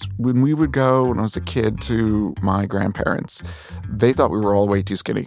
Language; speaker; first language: English; native; English